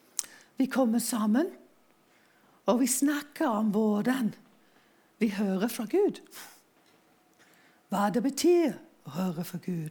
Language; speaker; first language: Norwegian; non-native, fluent; English